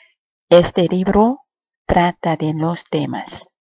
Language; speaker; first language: Spanish; non-native, fluent; Korean